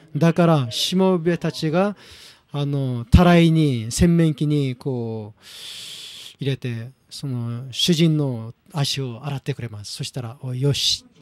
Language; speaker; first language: Japanese; non-native, fluent; Korean